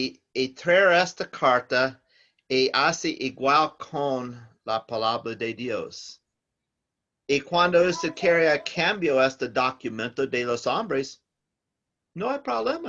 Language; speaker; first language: Spanish; non-native, learner; English